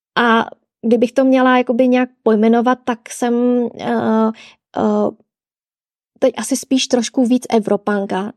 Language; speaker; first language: Czech; early bilingual, other home language; Vietnamese